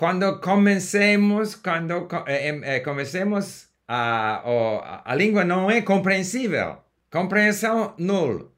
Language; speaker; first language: Portuguese; non-native, learner; English